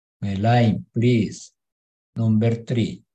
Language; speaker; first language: English; non-native, learner; Spanish